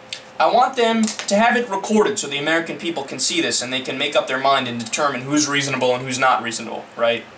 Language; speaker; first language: English; native; English